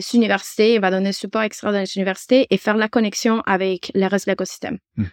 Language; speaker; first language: French; non-native, fluent; Spanish